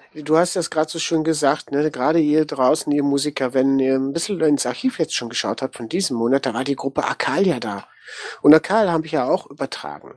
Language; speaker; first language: German; native; German